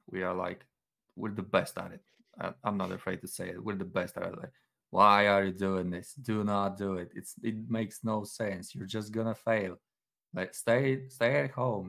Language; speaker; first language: English; non-native, fluent; Polish